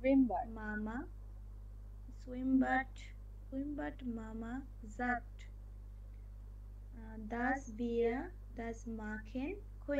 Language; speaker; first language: German; non-native, learner; Bangla